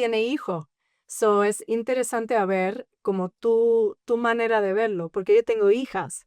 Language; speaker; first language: Spanish; early bilingual, heritage; English